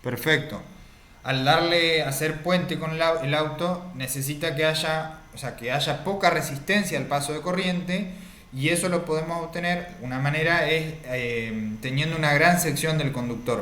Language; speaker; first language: Spanish; native; Spanish